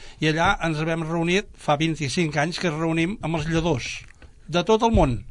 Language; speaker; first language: Catalan; native; Catalan